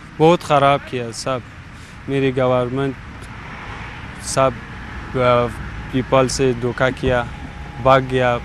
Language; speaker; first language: Hindi; non-native, learner; Persian